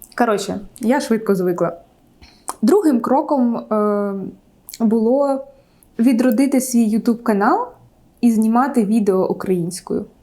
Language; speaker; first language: Ukrainian; non-native, local second language; Russian